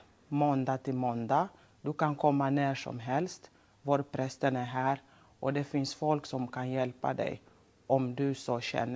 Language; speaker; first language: Swedish; non-native, local second language; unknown